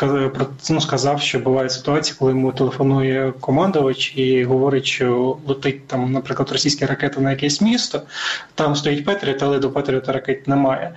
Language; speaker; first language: Ukrainian; native; Ukrainian